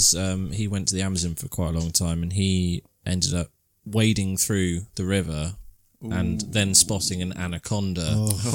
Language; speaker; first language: English; native; English